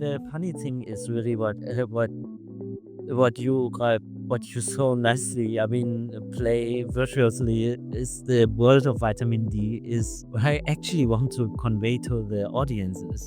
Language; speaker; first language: English; non-native, fluent; German